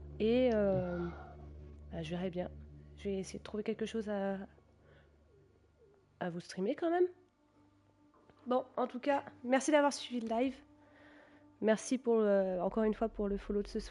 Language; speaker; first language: French; native; French